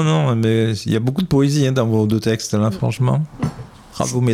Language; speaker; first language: French; native; French